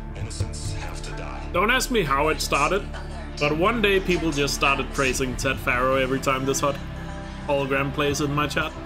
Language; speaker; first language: English; non-native, fluent; Danish